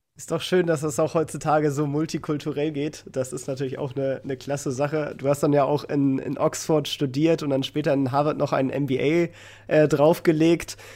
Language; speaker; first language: German; native; German